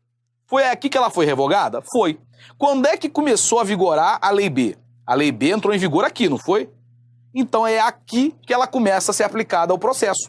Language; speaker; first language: Portuguese; native; Portuguese